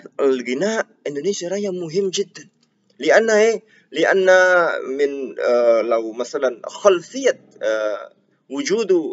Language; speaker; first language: Arabic; non-native, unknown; Indonesian